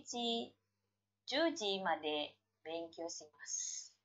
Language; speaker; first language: Japanese; non-native, fluent; Indonesian